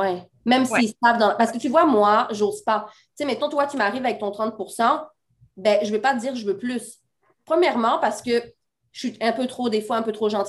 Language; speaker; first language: French; native; French